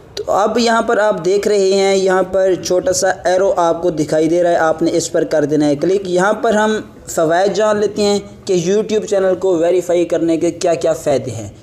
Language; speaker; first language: Urdu; non-native, local second language; Punjabi